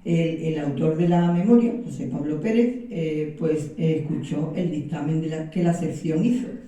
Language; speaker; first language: Spanish; native; Spanish